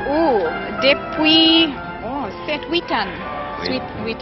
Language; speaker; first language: French; non-native, learner; English